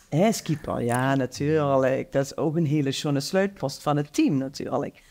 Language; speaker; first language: Dutch; native; Dutch